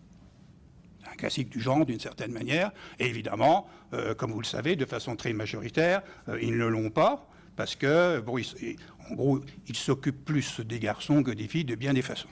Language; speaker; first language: French; native; French